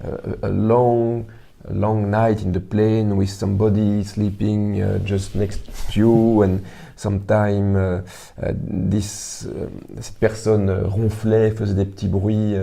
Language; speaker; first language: English; non-native, learner; French